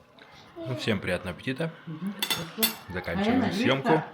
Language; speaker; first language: Russian; native; Russian